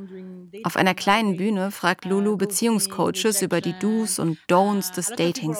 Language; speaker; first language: German; native; German